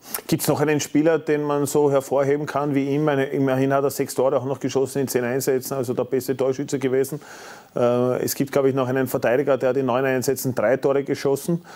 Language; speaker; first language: German; native; German